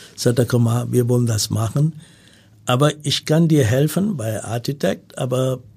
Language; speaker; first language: German; non-native, learner; Punjabi